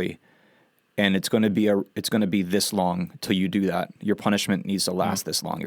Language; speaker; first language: English; native; English